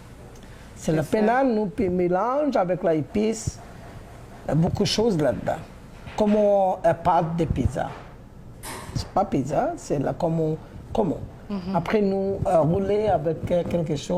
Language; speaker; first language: French; non-native, learner; Bangla